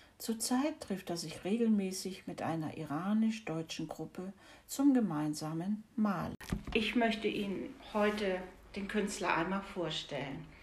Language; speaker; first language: German; native; German